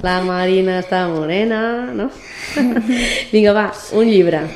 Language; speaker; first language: Catalan; native; Catalan